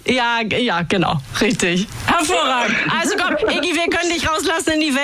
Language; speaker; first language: German; native; German